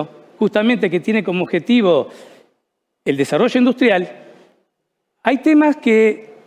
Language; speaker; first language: Spanish; native; Spanish